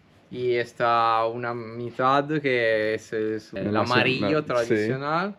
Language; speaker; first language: Spanish; non-native, learner; Italian